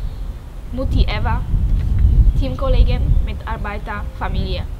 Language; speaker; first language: German; non-native, fluent; Polish